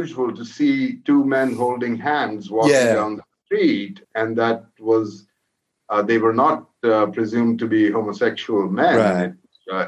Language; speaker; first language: English; non-native, local second language; Urdu